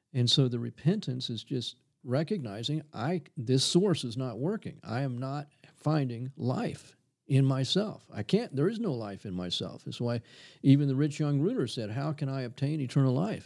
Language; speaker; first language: English; native; English